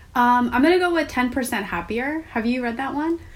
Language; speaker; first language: English; non-native, fluent; Korean